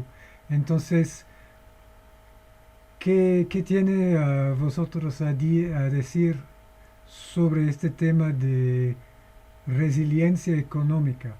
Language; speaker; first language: Spanish; non-native, fluent; English